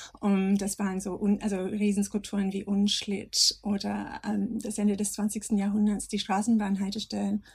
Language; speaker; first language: German; non-native, fluent; English